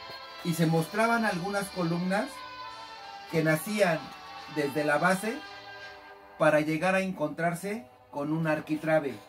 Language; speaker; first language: Spanish; native; Spanish